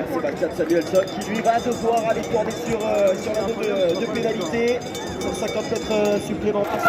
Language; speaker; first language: French; native; French